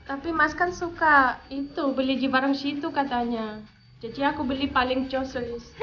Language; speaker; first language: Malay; non-native, fluent; Russian